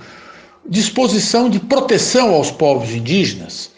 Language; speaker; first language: Portuguese; native; Portuguese